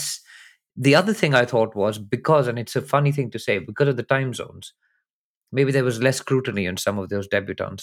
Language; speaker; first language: English; non-native, local second language; Hindi